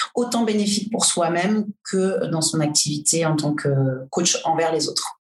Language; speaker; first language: French; native; French